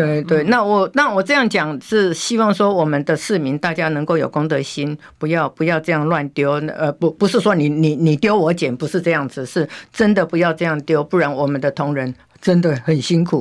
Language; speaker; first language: Chinese; native; Chinese